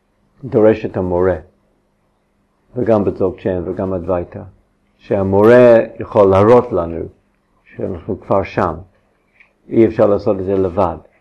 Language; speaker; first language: Hebrew; non-native, fluent; English